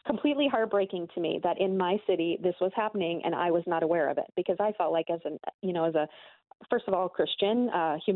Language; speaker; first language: English; native; English